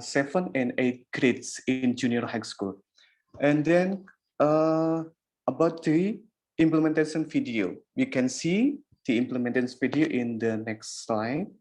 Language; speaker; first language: English; non-native, learner; Indonesian